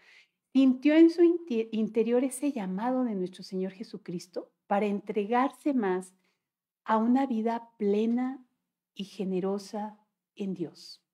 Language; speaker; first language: Spanish; native; Spanish